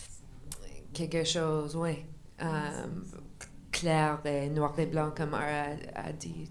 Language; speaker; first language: French; non-native, local second language; English